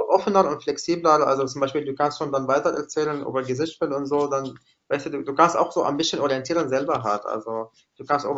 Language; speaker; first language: German; non-native, fluent; Arabic